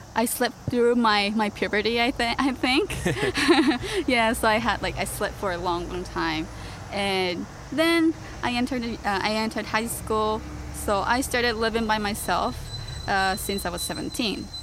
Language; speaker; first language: English; non-native, fluent; Japanese